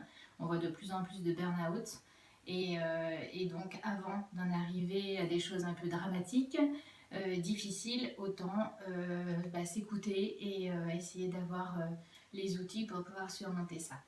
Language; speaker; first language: French; native; French